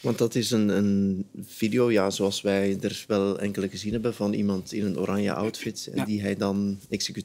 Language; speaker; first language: Dutch; native; Dutch